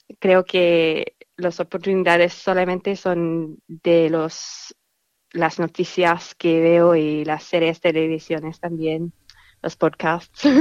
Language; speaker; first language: Spanish; non-native, learner; English